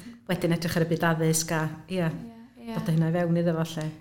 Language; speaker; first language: Welsh; native; Welsh